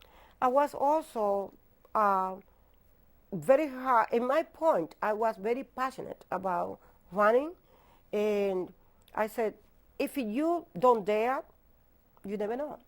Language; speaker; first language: English; non-native, local second language; Spanish